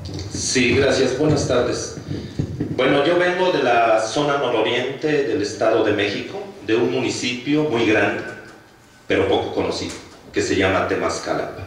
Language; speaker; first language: Spanish; native; Spanish